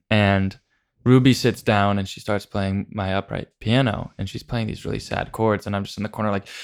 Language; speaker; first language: English; native; English